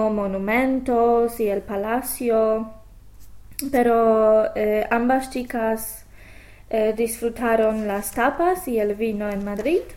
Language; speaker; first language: Spanish; non-native, fluent; English